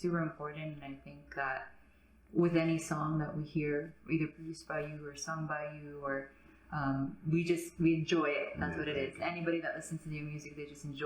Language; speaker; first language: English; native; English